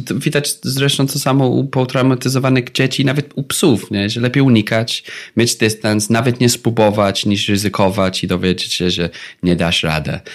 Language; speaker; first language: Polish; non-native, fluent; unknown